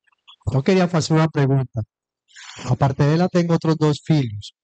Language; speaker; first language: Portuguese; non-native, learner; Spanish